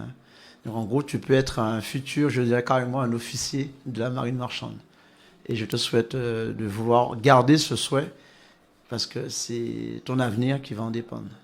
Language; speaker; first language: French; native; French